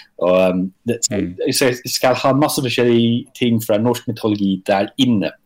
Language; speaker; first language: Norwegian; non-native, fluent; English